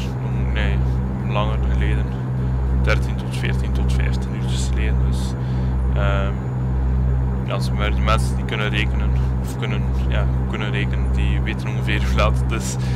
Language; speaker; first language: Dutch; native; Dutch